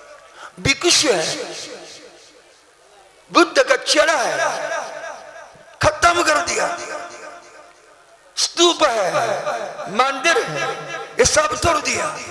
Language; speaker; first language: Hindi; non-native, learner; Japanese